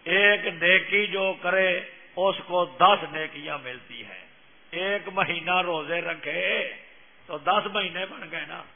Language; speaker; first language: Urdu; non-native, local second language; Punjabi